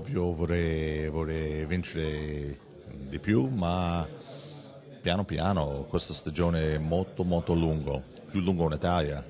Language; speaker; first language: Italian; non-native, learner; English